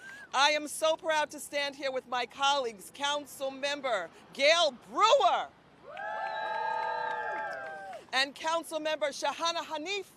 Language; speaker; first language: English; native; English